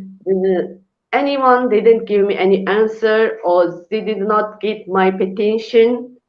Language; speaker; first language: English; non-native, learner; Uyghur